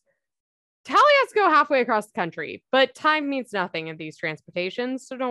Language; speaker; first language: English; native; English